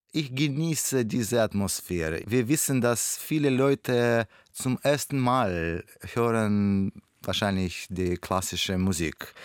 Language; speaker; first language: German; non-native, learner; Russian